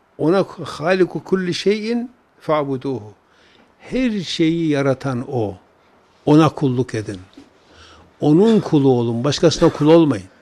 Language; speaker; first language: Turkish; native; Turkish